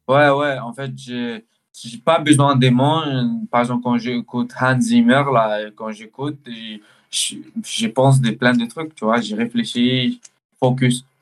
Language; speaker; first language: French; early bilingual, other home language; Chechen